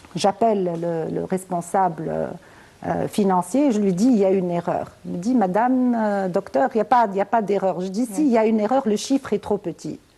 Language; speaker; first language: French; non-native, local second language; Arabic